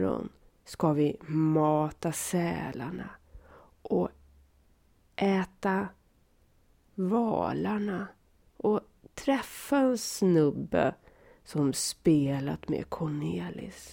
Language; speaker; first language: Swedish; native; Swedish